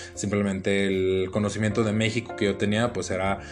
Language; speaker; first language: Spanish; early bilingual, heritage; Spanish